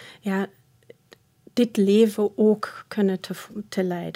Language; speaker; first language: Dutch; non-native, fluent; German